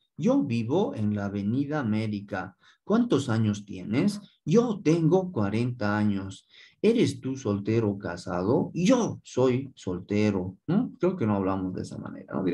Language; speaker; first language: Spanish; native; Spanish